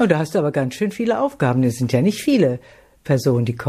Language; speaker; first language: German; native; German